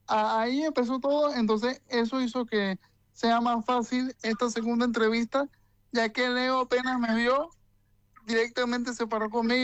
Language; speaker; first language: Spanish; native; Spanish